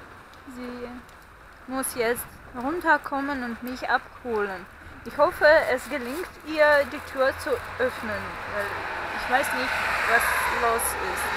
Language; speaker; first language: German; non-native, fluent; Russian